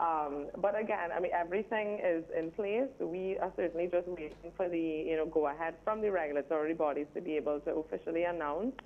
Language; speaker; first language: English; native; English